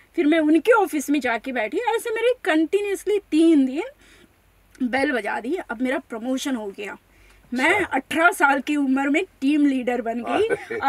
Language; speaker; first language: Hindi; non-native, local second language; Marathi